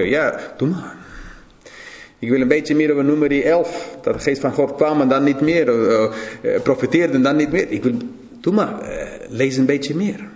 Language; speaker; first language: Dutch; non-native, fluent; English